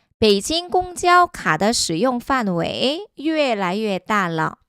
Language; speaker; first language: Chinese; non-native, fluent; Korean